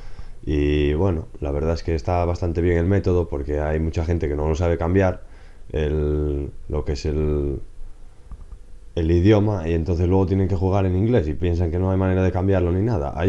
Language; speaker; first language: Spanish; native; Spanish